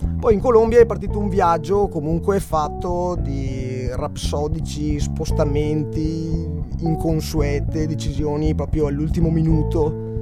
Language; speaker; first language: Italian; native; Italian